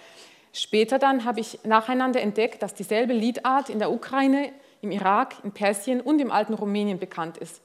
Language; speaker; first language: German; non-native, fluent; Hungarian